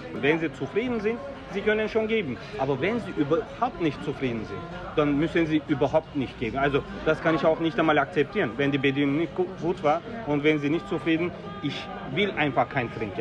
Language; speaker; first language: German; non-native, fluent; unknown